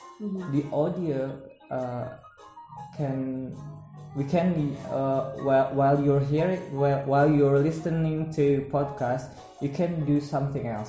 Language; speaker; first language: English; non-native, learner; Indonesian